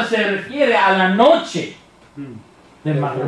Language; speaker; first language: Spanish; non-native, fluent; English